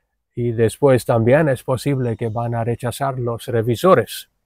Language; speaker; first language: Spanish; non-native, fluent; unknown